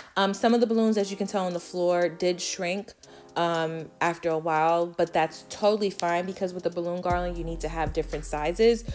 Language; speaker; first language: English; native; English